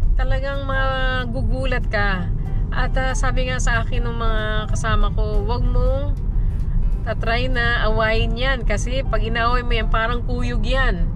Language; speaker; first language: Filipino; native; Filipino